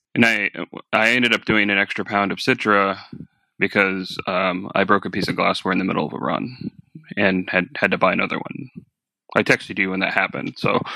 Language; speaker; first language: English; native; English